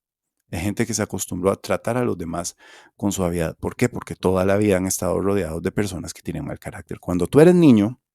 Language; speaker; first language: Spanish; native; Spanish